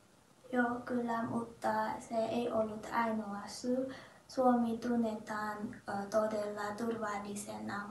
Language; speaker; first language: Finnish; non-native, learner; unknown